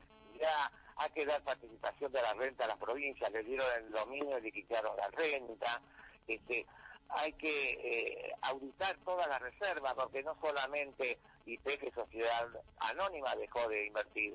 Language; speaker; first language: Spanish; native; Spanish